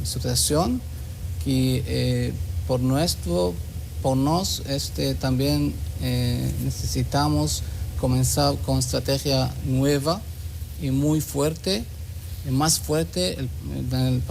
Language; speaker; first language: Spanish; non-native, learner; Hebrew